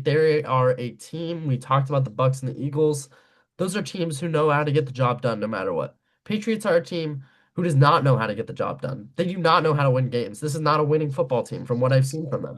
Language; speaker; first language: English; native; English